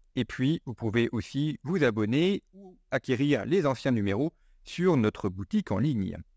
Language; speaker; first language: French; native; French